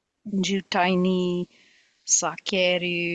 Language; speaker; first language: Japanese; non-native, learner; English